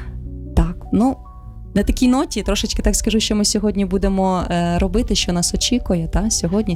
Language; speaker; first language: Ukrainian; native; Ukrainian